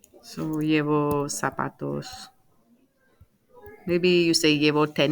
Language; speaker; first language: Spanish; non-native, fluent; English